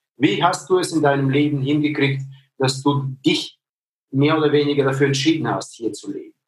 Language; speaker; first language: German; native; German